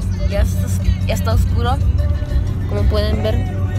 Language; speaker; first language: Spanish; early bilingual, heritage; Spanish